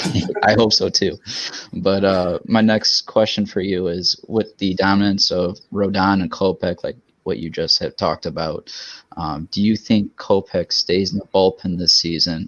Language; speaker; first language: English; native; English